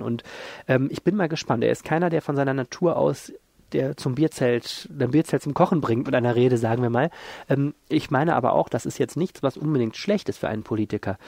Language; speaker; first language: German; native; German